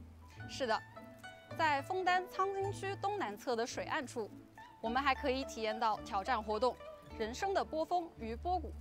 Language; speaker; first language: Chinese; native; Chinese